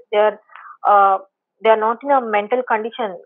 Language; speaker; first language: English; non-native, local second language; Telugu